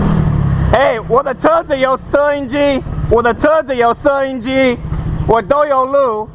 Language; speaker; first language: Chinese; non-native, fluent; English